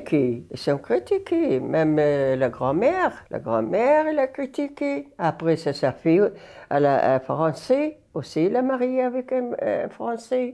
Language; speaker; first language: French; non-native, learner; Arabic